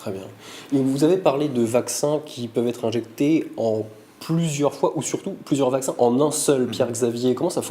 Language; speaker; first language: French; native; French